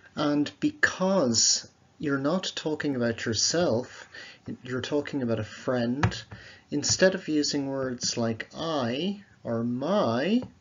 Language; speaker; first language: English; native; English